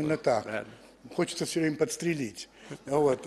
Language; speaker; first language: Russian; early bilingual, heritage; French